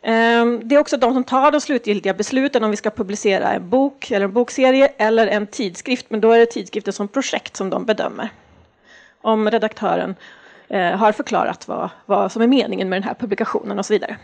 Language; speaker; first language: Swedish; native; Swedish